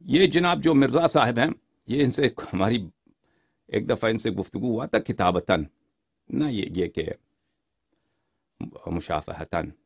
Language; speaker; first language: Urdu; non-native, fluent; Persian